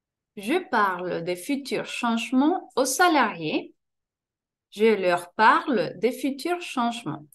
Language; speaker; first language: French; non-native, fluent; Spanish